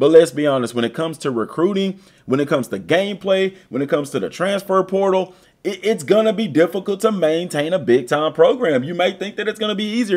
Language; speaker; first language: English; native; English